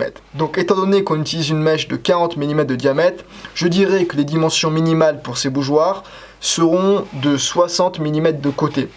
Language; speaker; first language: French; native; French